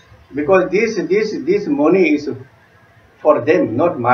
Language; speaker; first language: English; non-native, learner; Tibetan